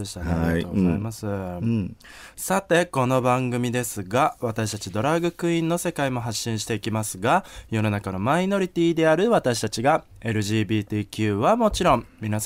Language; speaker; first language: Japanese; native; Japanese